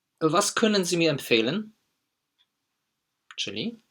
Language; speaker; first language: German; non-native, fluent; Polish